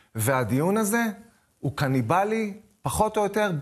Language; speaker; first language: Hebrew; native; Hebrew